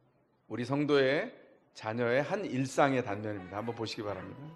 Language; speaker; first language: Korean; native; Korean